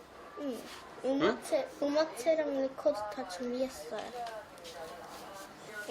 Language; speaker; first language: Korean; early bilingual, other home language; Spanish